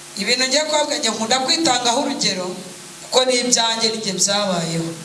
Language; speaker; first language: Kinyarwanda; native; Kinyarwanda